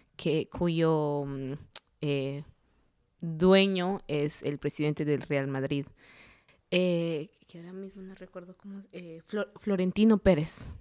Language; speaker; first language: Spanish; non-native, local second language; Kaqchikel